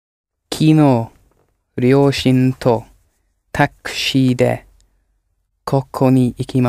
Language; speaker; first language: Japanese; non-native, learner; English